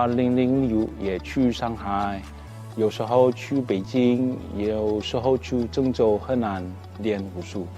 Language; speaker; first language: Chinese; non-native, learner; Indonesian